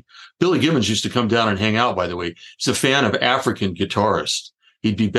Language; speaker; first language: English; native; English